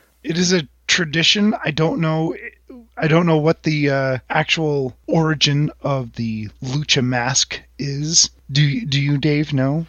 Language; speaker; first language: English; native; English